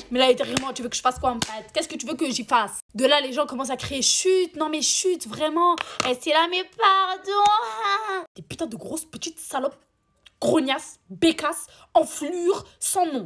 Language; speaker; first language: French; native; French